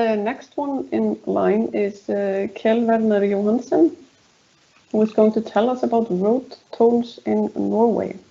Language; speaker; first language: English; non-native, fluent; Icelandic